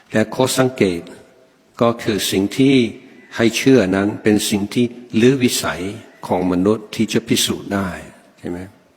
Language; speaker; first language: Thai; non-native, fluent; English